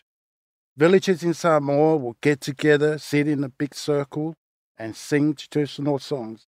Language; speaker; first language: English; non-native, fluent; Samoan